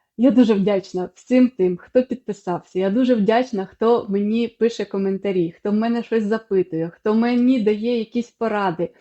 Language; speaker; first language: Ukrainian; non-native, local second language; Russian